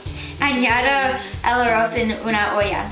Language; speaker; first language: Spanish; non-native, learner; English